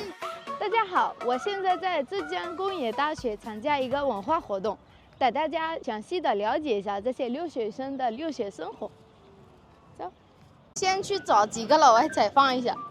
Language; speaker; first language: Chinese; non-native, fluent; Arabic